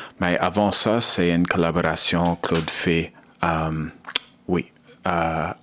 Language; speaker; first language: French; non-native, learner; English